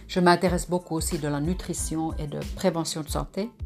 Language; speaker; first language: French; non-native, fluent; Finnish